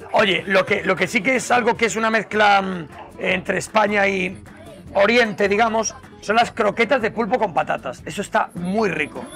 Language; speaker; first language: Spanish; native; Spanish